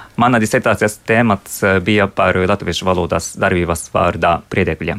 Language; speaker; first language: Latvian; non-native, fluent; Japanese